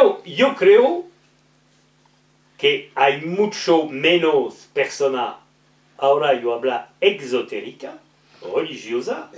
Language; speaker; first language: Spanish; non-native, learner; French